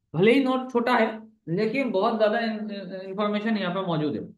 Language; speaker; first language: Hindi; non-native, local second language; Bangla